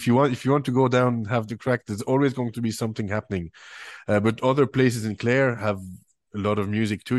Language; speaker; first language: English; non-native, fluent; French